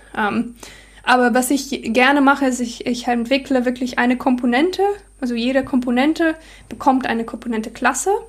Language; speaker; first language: German; non-native, fluent; English